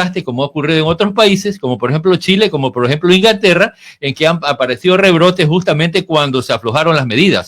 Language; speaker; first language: Spanish; native; Spanish